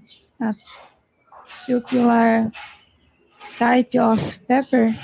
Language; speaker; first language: English; non-native, learner; Portuguese